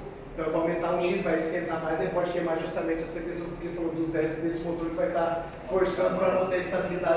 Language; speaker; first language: Portuguese; native; Portuguese